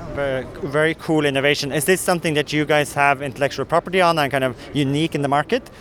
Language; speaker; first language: English; non-native, fluent; Norwegian